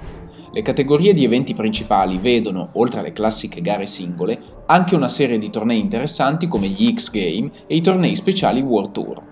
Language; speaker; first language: Italian; native; Italian